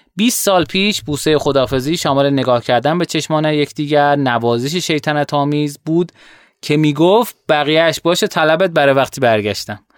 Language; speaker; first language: Persian; native; Persian